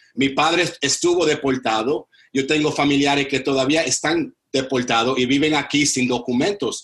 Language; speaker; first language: Spanish; early bilingual, heritage; Spanish